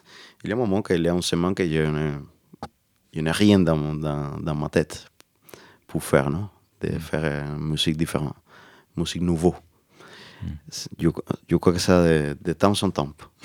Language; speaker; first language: French; non-native, learner; Spanish